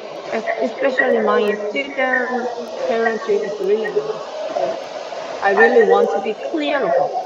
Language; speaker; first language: English; non-native, learner; Korean